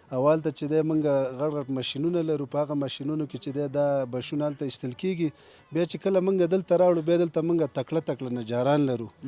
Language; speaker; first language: Pashto; non-native, local second language; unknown